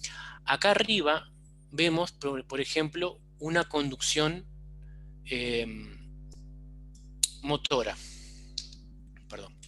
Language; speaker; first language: Spanish; native; Spanish